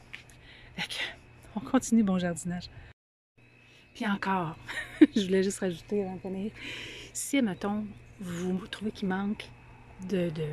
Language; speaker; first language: French; native; French